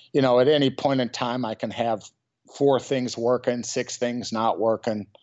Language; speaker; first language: English; native; English